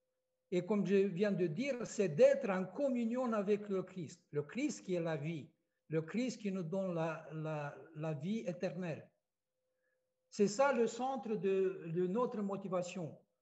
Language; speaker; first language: French; non-native, fluent; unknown